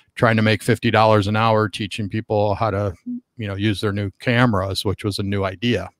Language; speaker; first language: English; native; English